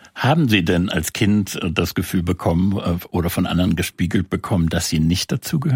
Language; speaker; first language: German; native; German